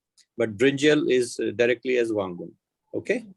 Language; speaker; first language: English; non-native, local second language; Kashmiri